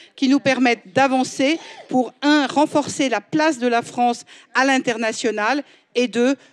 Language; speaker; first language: French; native; French